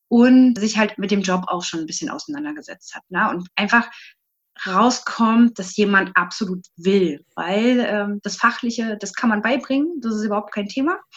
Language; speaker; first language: German; native; German